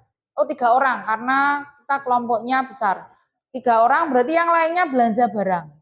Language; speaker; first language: Indonesian; native; Indonesian